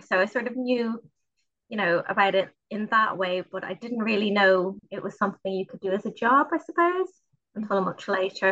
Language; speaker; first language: English; native; English